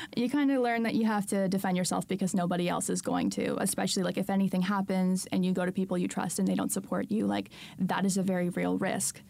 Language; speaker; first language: English; native; English